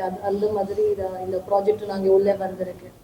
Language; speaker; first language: Tamil; non-native, learner; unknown